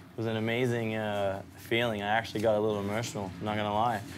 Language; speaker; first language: English; native; English